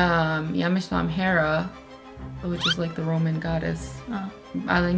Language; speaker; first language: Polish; early bilingual, heritage; Polish